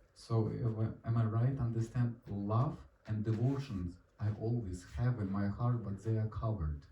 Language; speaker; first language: English; non-native, learner; Russian